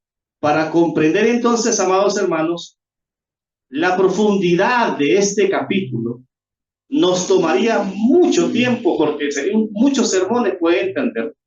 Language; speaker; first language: Spanish; native; Spanish